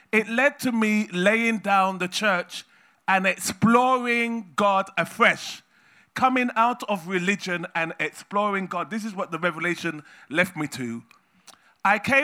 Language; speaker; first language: English; native; English